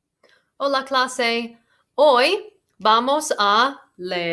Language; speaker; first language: Spanish; non-native, fluent; English